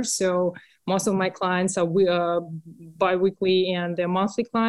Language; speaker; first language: English; non-native, fluent; Russian